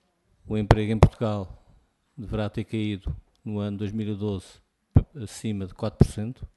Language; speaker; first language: Portuguese; native; Portuguese